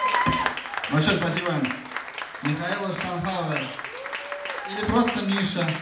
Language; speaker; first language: Russian; native; Russian